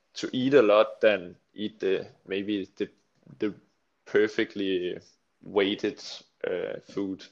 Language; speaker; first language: English; non-native, fluent; Danish